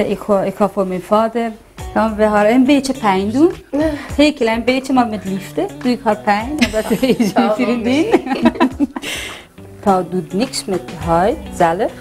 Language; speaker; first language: Dutch; non-native, fluent; Persian